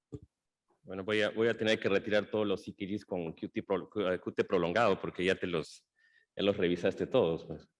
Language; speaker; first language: Spanish; native; Spanish